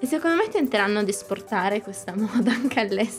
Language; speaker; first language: Italian; native; Italian